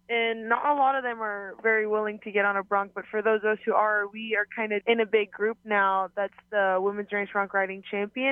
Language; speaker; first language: English; native; English